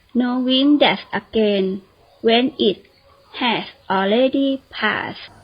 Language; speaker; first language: English; non-native, learner; Thai